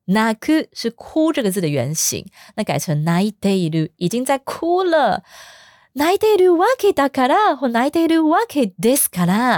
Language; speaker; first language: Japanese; non-native, fluent; Chinese